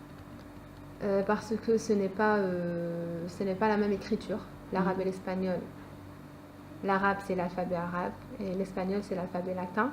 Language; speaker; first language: French; native; French